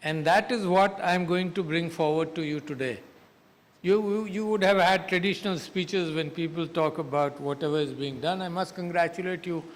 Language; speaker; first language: English; non-native, local second language; Urdu